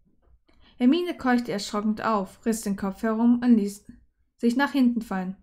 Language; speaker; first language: German; native; German